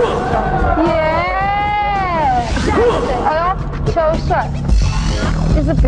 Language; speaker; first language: Chinese; native; Chinese